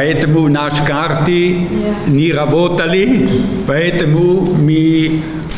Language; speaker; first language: Russian; non-native, learner; German